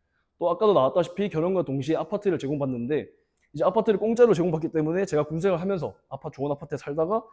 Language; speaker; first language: Korean; native; Korean